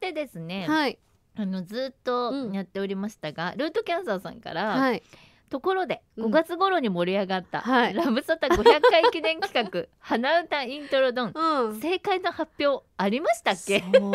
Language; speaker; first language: Japanese; native; Japanese